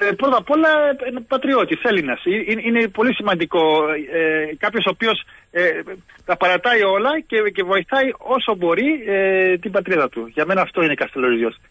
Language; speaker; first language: Greek; early bilingual, heritage; Greek